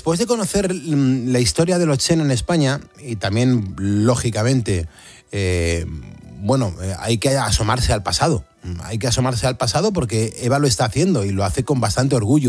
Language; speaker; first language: Spanish; native; Spanish